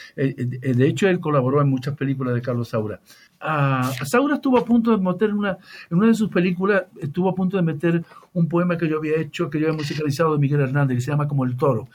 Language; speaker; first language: Spanish; native; Spanish